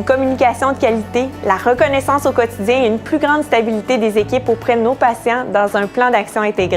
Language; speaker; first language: French; native; French